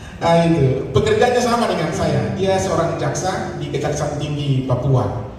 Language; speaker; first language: Indonesian; native; Indonesian